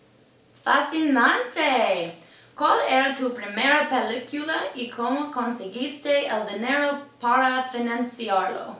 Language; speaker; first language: Spanish; non-native, learner; English